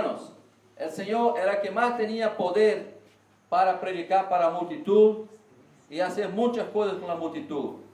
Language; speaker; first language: Spanish; non-native, learner; Portuguese